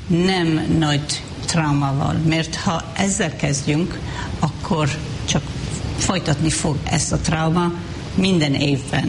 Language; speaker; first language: Hungarian; non-native, learner; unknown